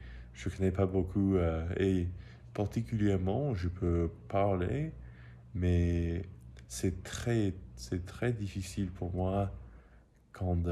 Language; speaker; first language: French; non-native, learner; English